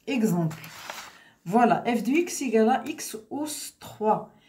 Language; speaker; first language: French; non-native, local second language; Arabic